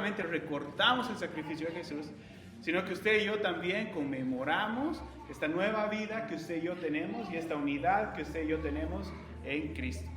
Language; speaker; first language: Spanish; native; Spanish